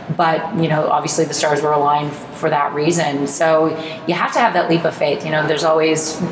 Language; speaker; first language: English; native; English